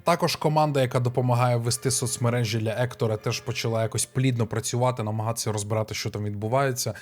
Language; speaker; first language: Ukrainian; native; Ukrainian